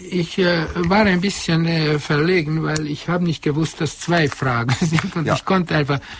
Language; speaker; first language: German; non-native, fluent; Hungarian